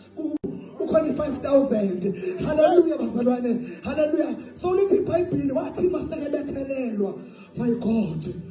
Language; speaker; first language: Zulu; non-native, local second language; Xhosa